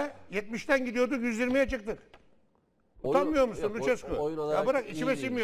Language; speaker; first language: Turkish; native; Turkish